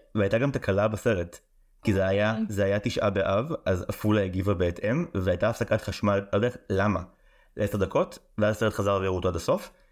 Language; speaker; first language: Hebrew; native; Hebrew